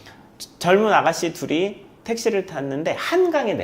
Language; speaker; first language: Korean; native; Korean